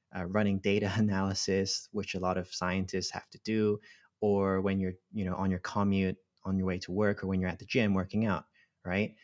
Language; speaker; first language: English; non-native, local second language; Cantonese